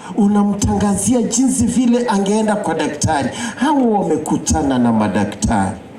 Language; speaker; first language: Swahili; non-native, local second language; Luyia